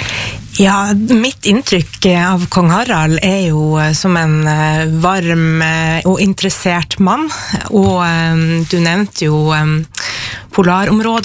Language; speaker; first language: Norwegian; native; Norwegian